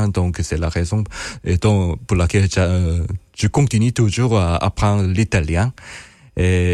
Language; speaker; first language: French; non-native, fluent; Korean